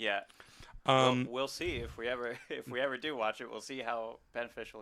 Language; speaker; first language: English; native; English